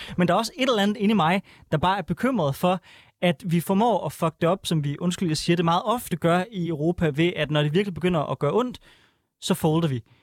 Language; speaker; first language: Danish; native; Danish